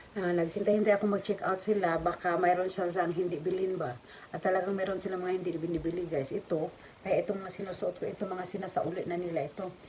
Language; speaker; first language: Filipino; non-native, local second language; Cebuano